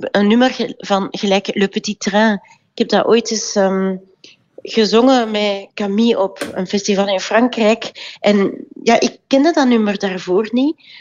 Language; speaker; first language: Dutch; native; Dutch